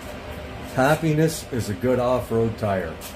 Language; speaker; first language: English; native; English